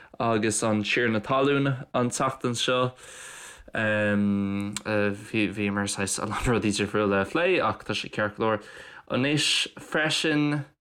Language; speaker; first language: Irish; non-native, local second language; English